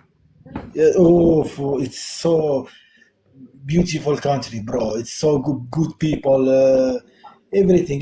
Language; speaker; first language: English; non-native, local second language; Arabic